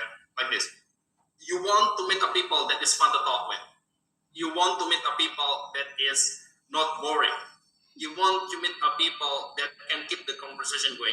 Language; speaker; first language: English; non-native, fluent; Indonesian